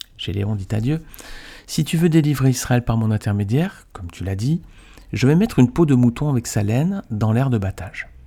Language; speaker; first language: French; native; French